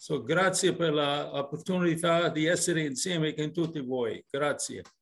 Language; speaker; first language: Italian; early bilingual, heritage; English